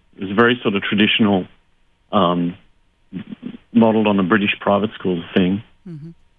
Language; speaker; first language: English; native; English